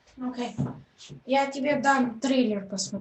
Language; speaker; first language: Russian; early bilingual, heritage; Russian